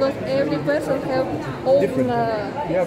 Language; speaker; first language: English; non-native, learner; Russian